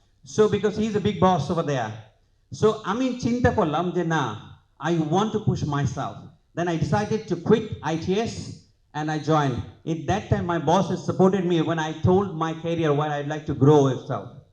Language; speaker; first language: English; non-native, local second language; Bangla